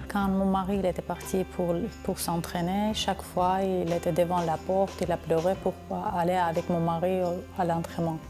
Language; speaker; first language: French; non-native, learner; Armenian